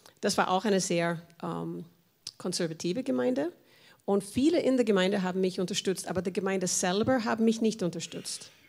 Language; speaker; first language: German; non-native, fluent; English